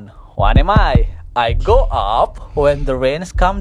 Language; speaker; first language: English; non-native, learner; Indonesian